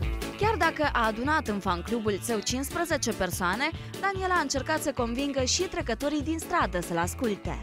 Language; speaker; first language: Romanian; native; Romanian